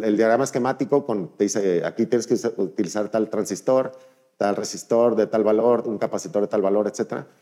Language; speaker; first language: Spanish; native; Spanish